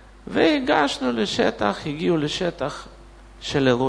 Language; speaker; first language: Hebrew; non-native, fluent; Russian